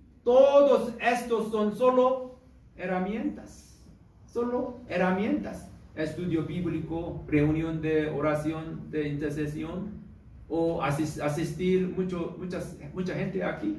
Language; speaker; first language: Spanish; non-native, learner; Korean